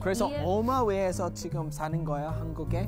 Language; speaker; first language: Korean; non-native, learner; English